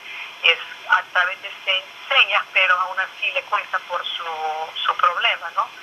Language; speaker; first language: Spanish; early bilingual, other home language; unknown